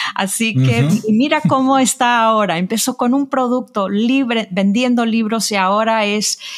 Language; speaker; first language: Spanish; early bilingual, heritage; Spanish